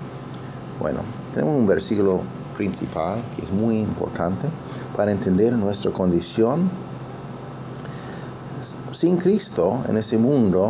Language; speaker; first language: Spanish; non-native, fluent; English